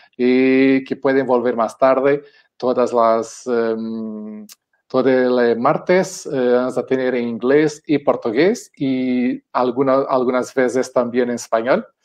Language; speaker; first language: Spanish; non-native, fluent; Portuguese